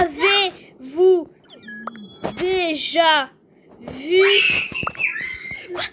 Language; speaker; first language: French; native; French